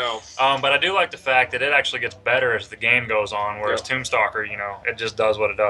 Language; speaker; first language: English; native; English